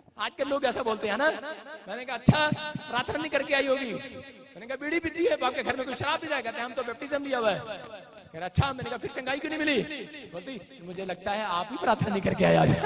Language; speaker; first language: Hindi; non-native, local second language; Punjabi